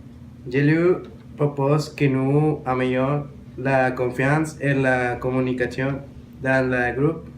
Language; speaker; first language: French; non-native, learner; Spanish